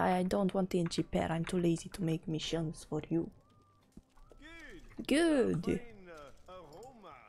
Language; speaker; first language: English; non-native, fluent; Romanian